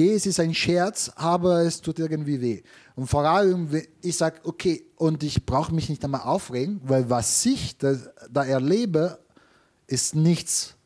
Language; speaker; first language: German; non-native, fluent; Italian